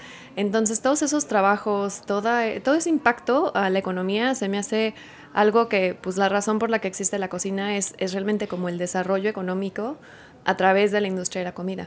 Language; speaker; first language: Spanish; early bilingual, heritage; Spanish